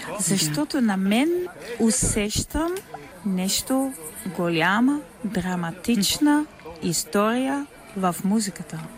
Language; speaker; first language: Bulgarian; non-native, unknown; Dutch